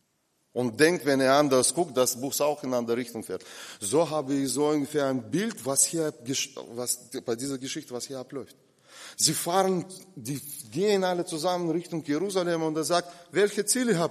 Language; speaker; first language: German; non-native, fluent; Russian